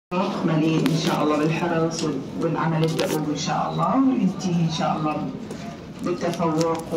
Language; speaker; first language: Arabic; native; Arabic